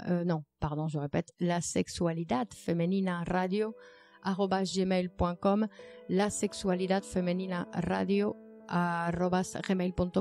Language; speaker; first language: French; native; French